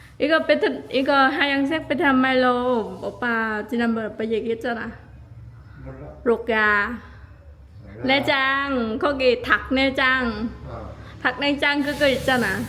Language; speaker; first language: Korean; non-native, learner; Vietnamese